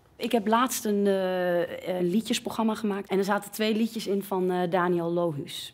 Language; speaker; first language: Dutch; native; Dutch